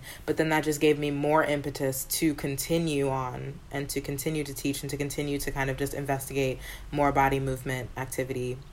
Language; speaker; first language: English; native; English